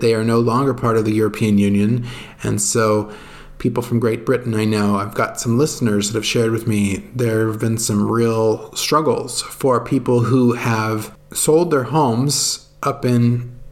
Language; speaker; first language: English; native; English